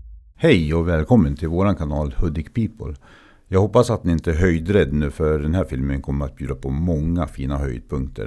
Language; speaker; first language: Swedish; native; Swedish